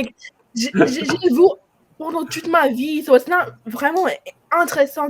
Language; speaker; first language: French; non-native, fluent; English